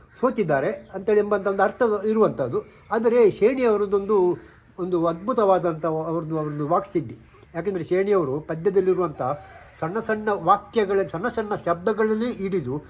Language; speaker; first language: Kannada; native; Kannada